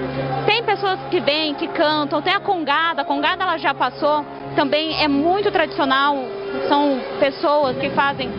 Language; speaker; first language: Portuguese; native; Portuguese